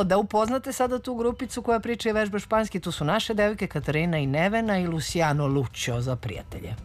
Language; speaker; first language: Serbian; native; Serbian